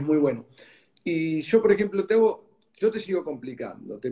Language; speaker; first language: Spanish; native; Spanish